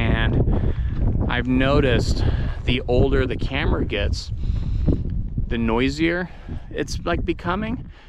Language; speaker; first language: English; native; English